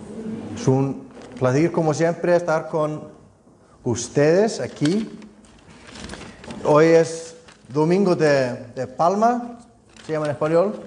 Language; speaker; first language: Spanish; non-native, fluent; Icelandic